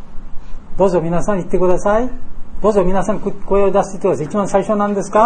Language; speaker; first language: Japanese; non-native, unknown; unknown